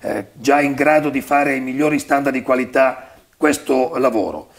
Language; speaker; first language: Italian; native; Italian